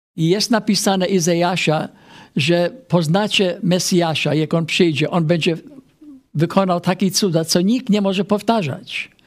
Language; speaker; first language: Polish; non-native, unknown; English